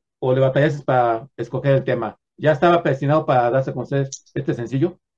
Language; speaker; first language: Spanish; native; Spanish